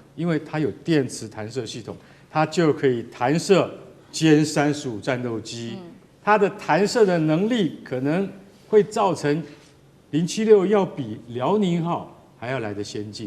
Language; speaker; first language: Chinese; native; Chinese